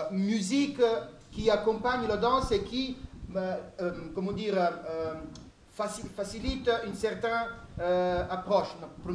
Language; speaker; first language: French; native; French